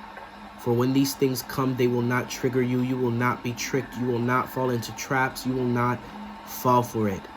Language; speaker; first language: English; native; English